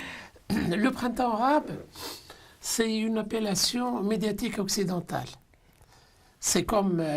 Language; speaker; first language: French; non-native, local second language; Arabic